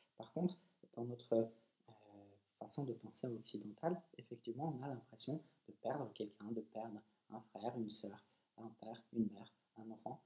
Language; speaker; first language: French; non-native, fluent; Polish